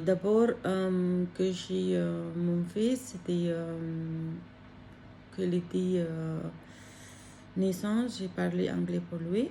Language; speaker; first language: French; non-native, learner; Filipino